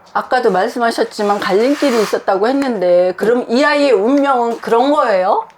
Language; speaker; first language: Korean; native; Korean